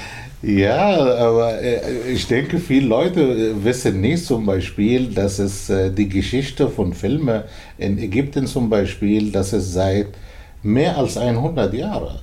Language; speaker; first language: German; non-native, learner; Arabic